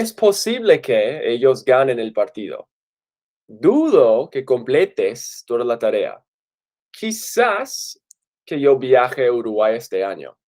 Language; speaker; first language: Spanish; non-native, fluent; English